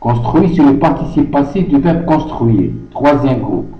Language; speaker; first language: French; non-native, local second language; Arabic